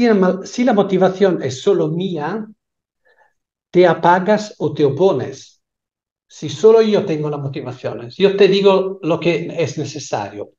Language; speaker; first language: Spanish; non-native, fluent; Italian